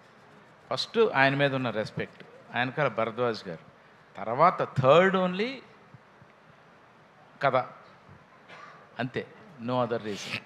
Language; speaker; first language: Telugu; native; Telugu